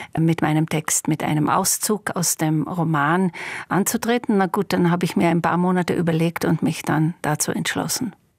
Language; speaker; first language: German; non-native, local second language; Slovenian